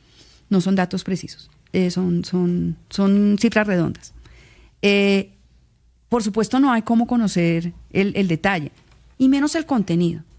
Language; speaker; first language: Spanish; native; Spanish